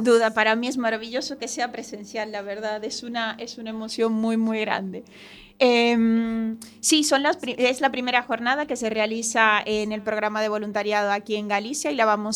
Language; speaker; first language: Spanish; native; Spanish